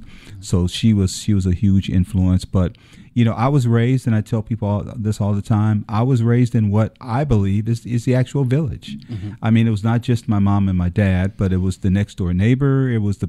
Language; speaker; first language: English; native; English